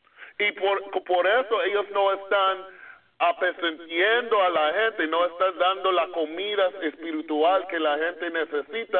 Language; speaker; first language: Spanish; non-native, fluent; English